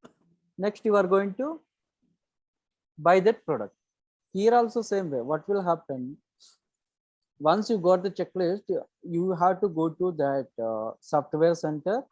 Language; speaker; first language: English; non-native, local second language; Telugu